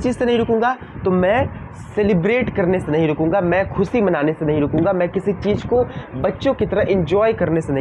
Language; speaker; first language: Hindi; native; Hindi